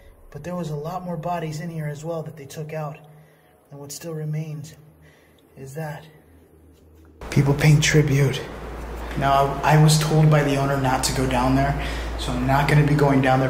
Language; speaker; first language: English; native; English